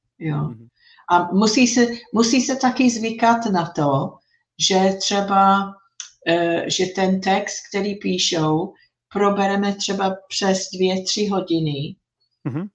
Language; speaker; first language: Czech; non-native, fluent; English